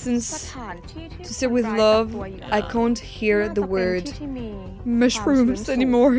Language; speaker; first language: English; non-native, fluent; French